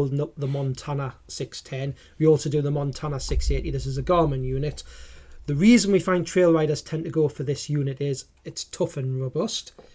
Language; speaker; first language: English; native; English